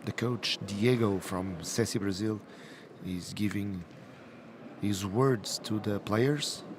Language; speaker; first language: English; non-native, fluent; Portuguese